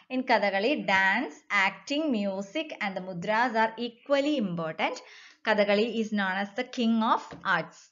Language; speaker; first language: English; non-native, local second language; Malayalam